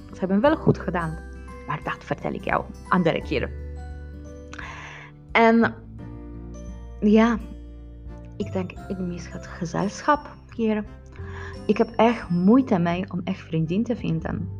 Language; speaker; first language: Dutch; non-native, learner; Polish